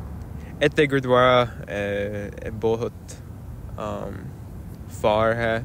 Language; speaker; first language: Punjabi; non-native, learner; English